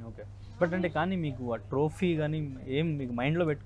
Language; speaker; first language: Telugu; native; Telugu